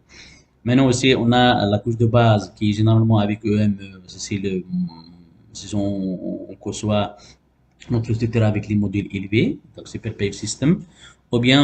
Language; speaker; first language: French; non-native, local second language; Arabic